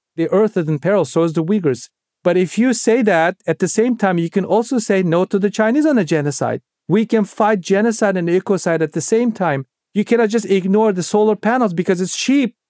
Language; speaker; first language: English; non-native, fluent; Uyghur